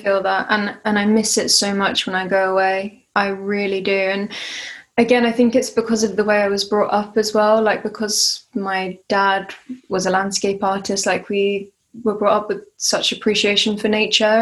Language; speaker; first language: English; native; English